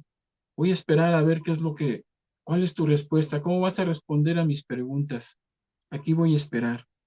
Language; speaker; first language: Spanish; native; Spanish